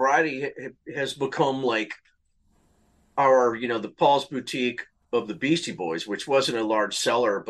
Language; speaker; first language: English; native; English